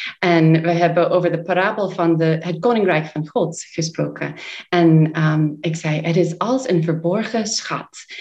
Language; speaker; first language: Dutch; non-native, fluent; English